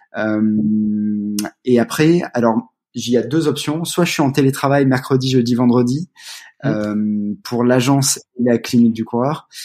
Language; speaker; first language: French; native; French